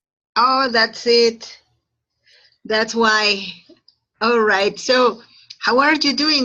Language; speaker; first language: English; non-native, fluent; Spanish